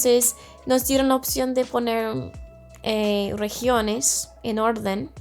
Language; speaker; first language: Spanish; non-native, fluent; English